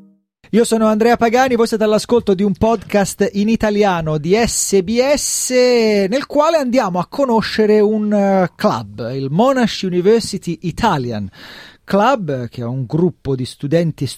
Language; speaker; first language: Italian; native; Italian